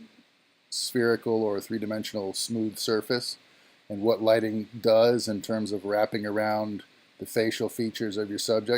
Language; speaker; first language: English; native; English